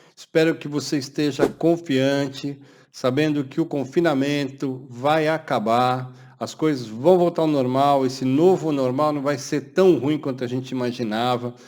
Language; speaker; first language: Portuguese; native; Portuguese